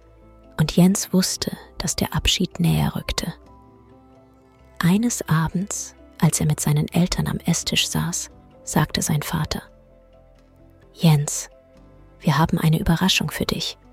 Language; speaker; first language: German; native; German